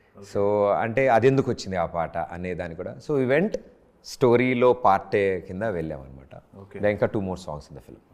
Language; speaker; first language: Telugu; native; Telugu